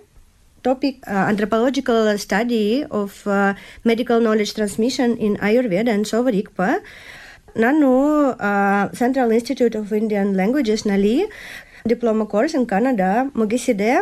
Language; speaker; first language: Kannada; non-native, learner; Russian